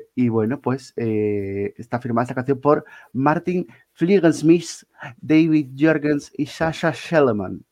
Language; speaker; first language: Spanish; native; Spanish